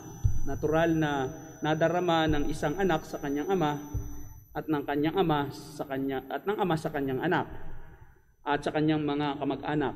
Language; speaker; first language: Filipino; native; Filipino